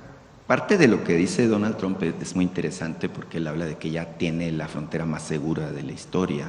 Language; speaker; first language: Spanish; native; Spanish